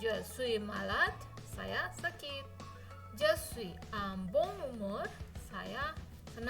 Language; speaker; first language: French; non-native, fluent; Indonesian